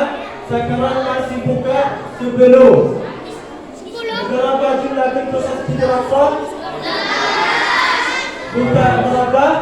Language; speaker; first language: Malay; non-native, learner; Arabic